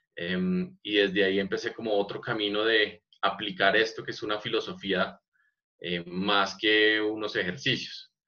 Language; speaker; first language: Spanish; native; Spanish